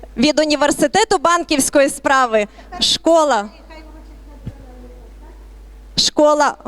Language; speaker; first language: Ukrainian; native; Ukrainian